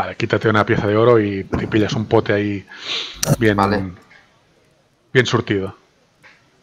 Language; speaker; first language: Spanish; native; Spanish